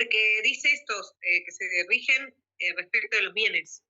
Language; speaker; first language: Spanish; native; Spanish